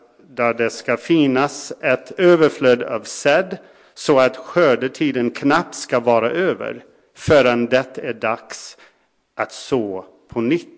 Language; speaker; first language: Swedish; non-native, fluent; English